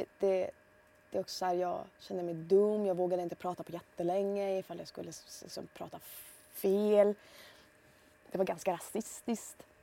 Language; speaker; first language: Swedish; early bilingual, other home language; Persian